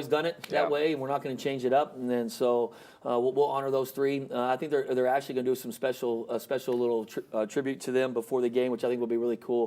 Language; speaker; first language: English; native; English